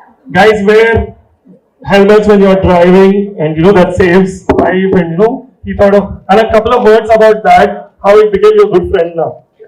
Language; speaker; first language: English; non-native, local second language; Telugu